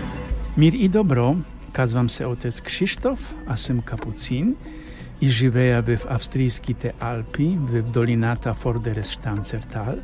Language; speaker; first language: Bulgarian; non-native, fluent; Polish